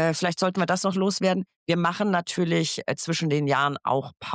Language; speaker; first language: German; native; German